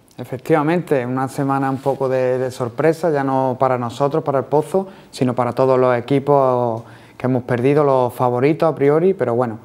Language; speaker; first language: Spanish; native; Spanish